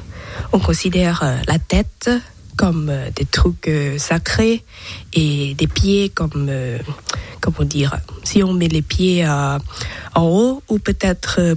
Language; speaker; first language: French; non-native, fluent; Thai